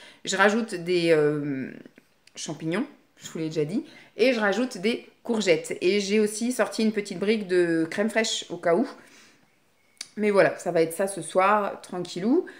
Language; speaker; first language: French; native; French